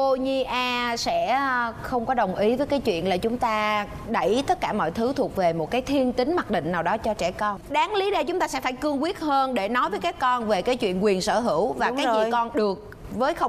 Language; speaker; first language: Vietnamese; native; Vietnamese